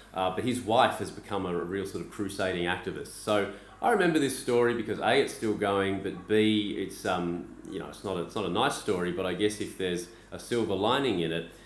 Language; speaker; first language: English; native; English